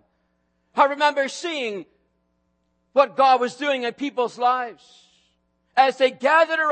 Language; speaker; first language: English; native; English